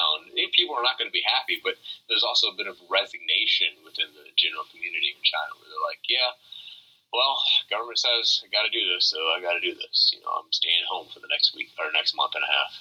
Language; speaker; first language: English; native; English